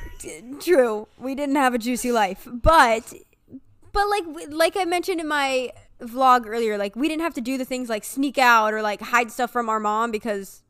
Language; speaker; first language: English; native; English